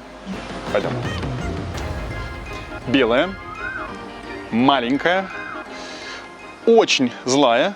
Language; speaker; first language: Russian; native; Russian